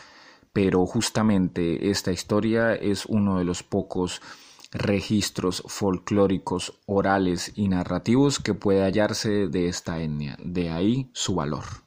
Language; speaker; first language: Spanish; native; Spanish